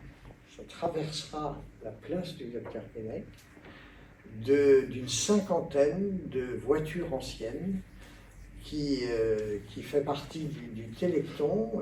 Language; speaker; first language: French; native; French